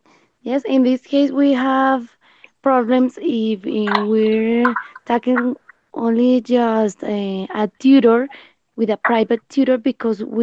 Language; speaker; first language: English; non-native, learner; Spanish